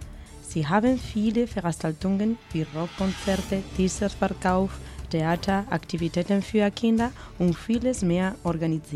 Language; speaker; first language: German; non-native, learner; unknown